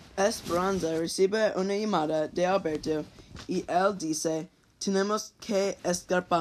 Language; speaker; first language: Spanish; non-native, learner; English